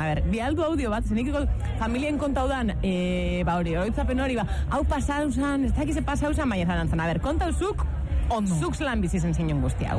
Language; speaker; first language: Basque; native; Basque